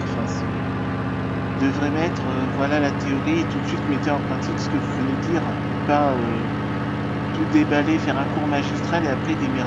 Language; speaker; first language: French; native; French